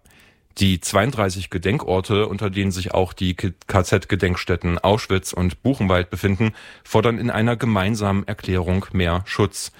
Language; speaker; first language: German; native; German